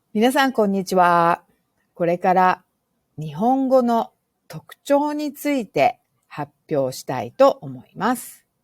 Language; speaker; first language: Japanese; non-native, fluent; English